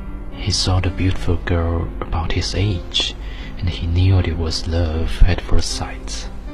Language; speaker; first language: English; non-native, fluent; Chinese